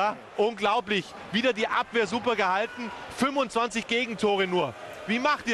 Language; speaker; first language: German; native; German